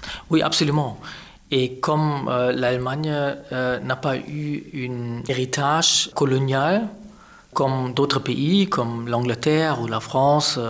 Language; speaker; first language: French; non-native, fluent; German